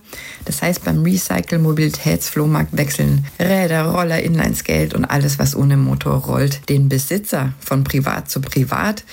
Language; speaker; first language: German; native; German